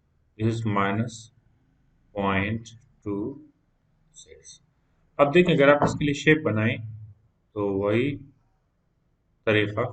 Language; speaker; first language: Hindi; non-native, local second language; Punjabi